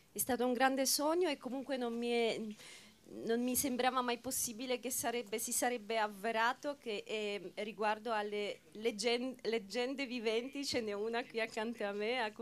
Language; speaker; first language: Italian; non-native, fluent; Polish